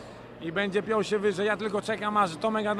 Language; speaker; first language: Polish; native; Polish